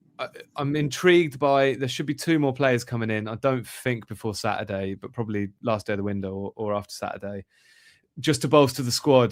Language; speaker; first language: English; native; English